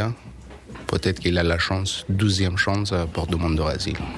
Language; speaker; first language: French; non-native, learner; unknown